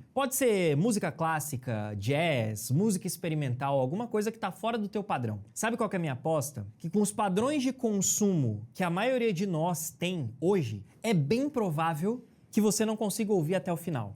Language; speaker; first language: Portuguese; native; Portuguese